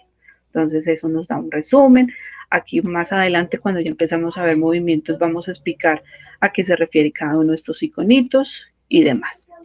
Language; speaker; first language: Spanish; native; Spanish